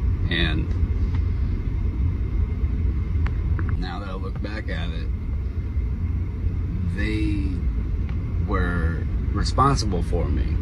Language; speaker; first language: English; native; English